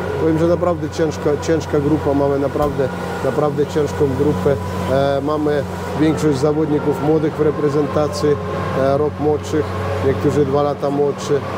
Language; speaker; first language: Polish; non-native, fluent; Russian